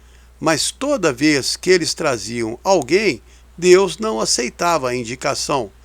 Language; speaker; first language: Portuguese; native; Portuguese